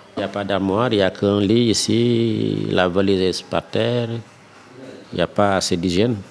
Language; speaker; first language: French; non-native, local second language; Wolof